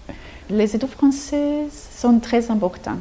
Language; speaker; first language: French; non-native, fluent; Greek